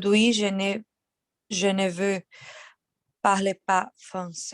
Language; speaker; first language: French; non-native, learner; Portuguese